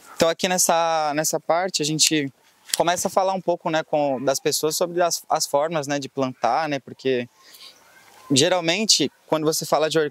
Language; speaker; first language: Portuguese; native; Portuguese